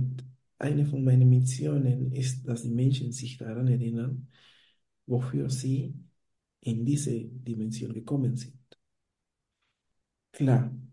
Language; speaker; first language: German; non-native, fluent; Spanish